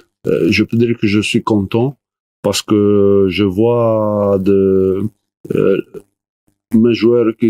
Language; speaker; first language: French; non-native, learner; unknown